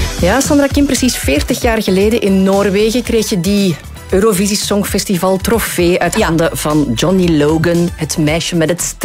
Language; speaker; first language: Dutch; native; Dutch